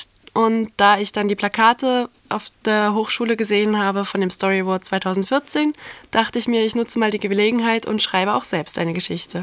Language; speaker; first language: German; native; German